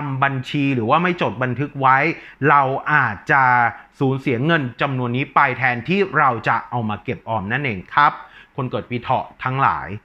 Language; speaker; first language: Thai; native; Thai